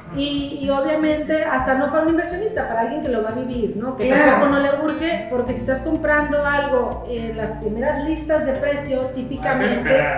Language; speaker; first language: Spanish; early bilingual, heritage; Spanish